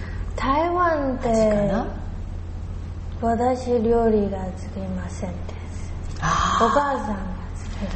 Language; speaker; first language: Japanese; non-native, learner; Chinese